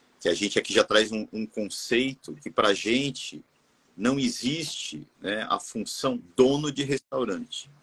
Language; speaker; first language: Portuguese; native; Portuguese